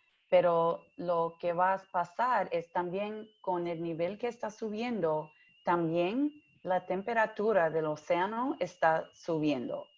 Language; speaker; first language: Spanish; early bilingual, heritage; English